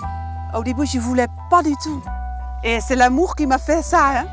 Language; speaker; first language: French; non-native, fluent; Dutch